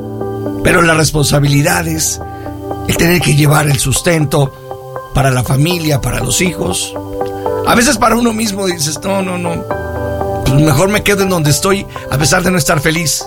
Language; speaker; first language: Spanish; native; Spanish